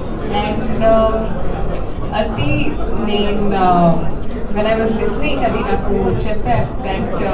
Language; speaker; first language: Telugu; non-native, learner; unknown